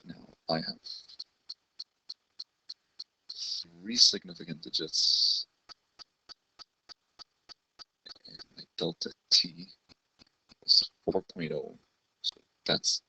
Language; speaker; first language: English; native; English